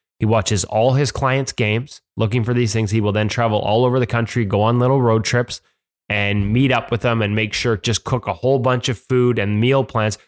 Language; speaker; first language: English; native; English